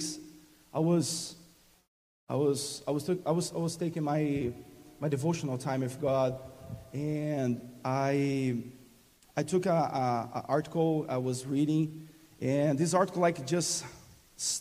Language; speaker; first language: English; non-native, learner; Portuguese